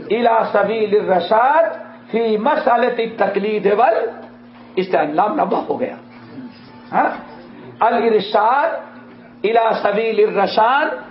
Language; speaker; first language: Urdu; native; Urdu